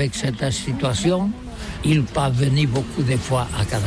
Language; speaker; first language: French; non-native, learner; Catalan